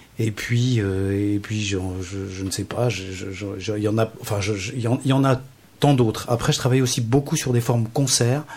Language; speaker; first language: French; native; French